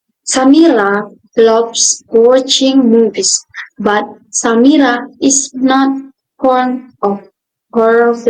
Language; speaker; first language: English; non-native, local second language; Indonesian